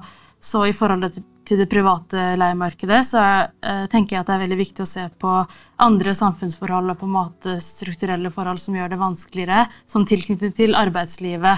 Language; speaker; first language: Norwegian; native; Norwegian